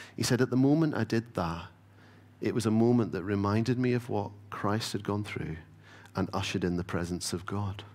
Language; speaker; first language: English; native; English